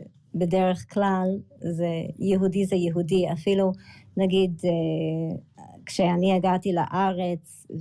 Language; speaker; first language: Hebrew; early bilingual, other home language; English